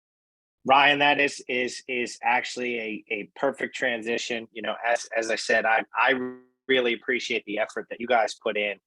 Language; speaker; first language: English; native; English